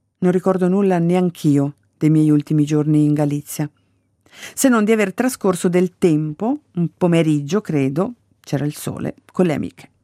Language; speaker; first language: Italian; early bilingual, other home language; Galician